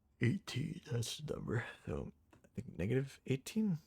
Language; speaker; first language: English; native; English